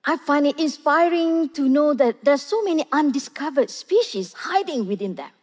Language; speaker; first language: English; non-native, local second language; Malay